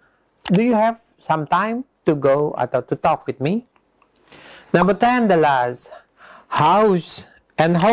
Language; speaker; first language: English; non-native, fluent; Indonesian